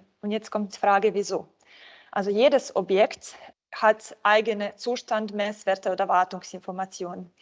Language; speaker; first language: German; non-native, fluent; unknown